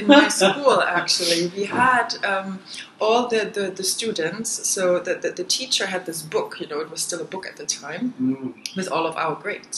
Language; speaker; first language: English; non-native, fluent; German